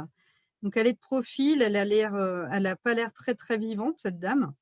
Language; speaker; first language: French; native; French